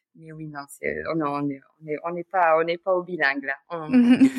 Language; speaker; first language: French; native; French